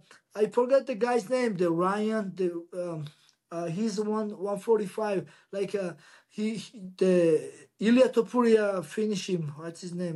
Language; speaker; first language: English; non-native, learner; Georgian